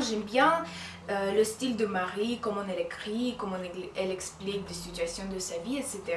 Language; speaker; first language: French; non-native, fluent; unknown